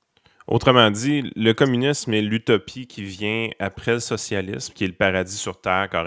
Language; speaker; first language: French; native; French